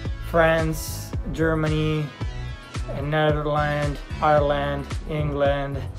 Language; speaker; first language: English; non-native, fluent; Italian